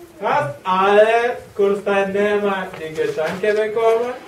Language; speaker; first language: German; non-native, learner; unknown